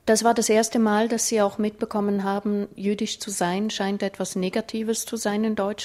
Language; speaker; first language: German; native; German